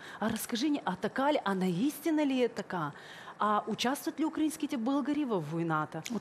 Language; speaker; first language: Bulgarian; early bilingual, heritage; Bulgarian